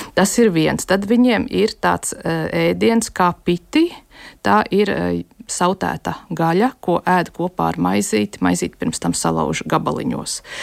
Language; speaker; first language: Latvian; native; Latvian